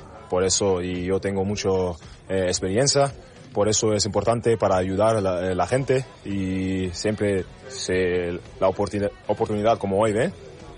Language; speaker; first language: Spanish; non-native, learner; German